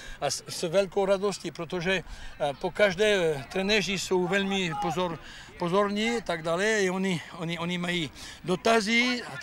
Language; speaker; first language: Czech; non-native, fluent; French